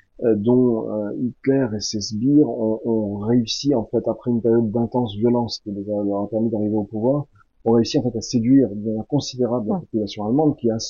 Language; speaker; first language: French; native; French